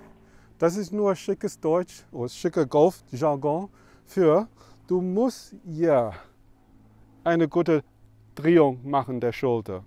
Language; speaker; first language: German; non-native, fluent; English